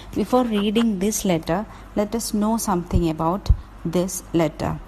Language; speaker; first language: English; non-native, local second language; Malayalam